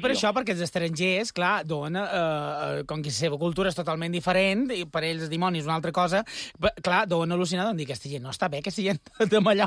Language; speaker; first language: Catalan; native; Catalan